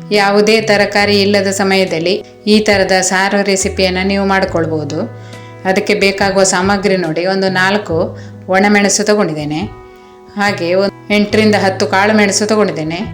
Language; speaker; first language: Kannada; non-native, local second language; Konkani